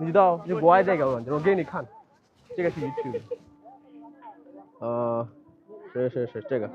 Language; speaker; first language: Chinese; non-native, learner; Bangla